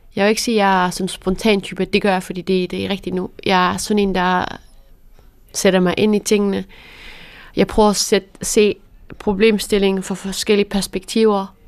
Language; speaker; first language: Danish; early bilingual, other home language; Persian